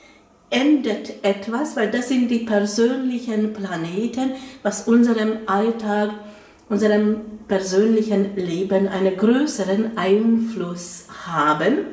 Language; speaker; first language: German; non-native, fluent; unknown